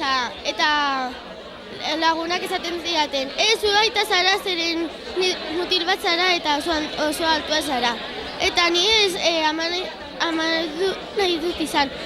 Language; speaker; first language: Basque; non-native, local second language; Spanish